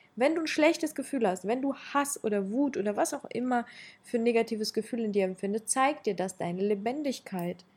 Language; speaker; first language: German; early bilingual, other home language; Russian